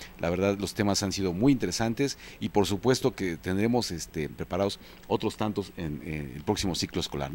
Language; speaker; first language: Spanish; native; Spanish